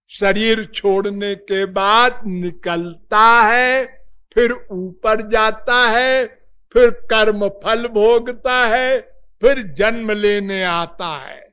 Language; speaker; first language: Hindi; native; Hindi